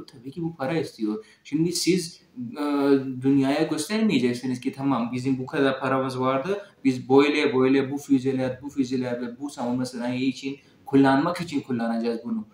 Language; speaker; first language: Turkish; non-native, fluent; Urdu